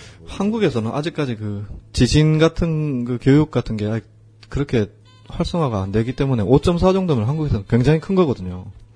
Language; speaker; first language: Korean; native; Korean